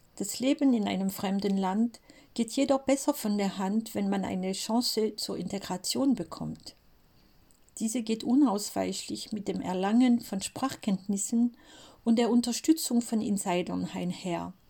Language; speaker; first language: German; non-native, fluent; French